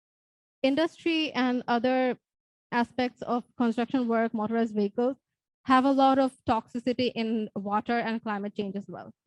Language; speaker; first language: English; non-native, local second language; Bangla